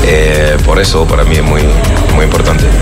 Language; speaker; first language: Spanish; non-native, learner; French